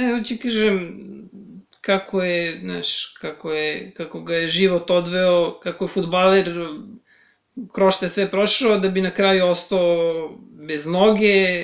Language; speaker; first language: Serbian; native; Serbian